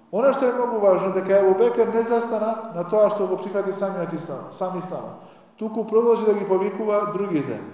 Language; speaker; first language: Macedonian; non-native, local second language; Albanian